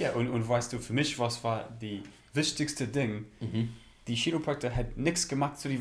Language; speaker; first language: German; non-native, learner; English